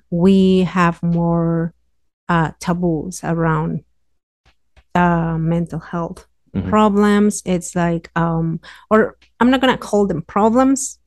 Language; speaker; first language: English; non-native, fluent; Spanish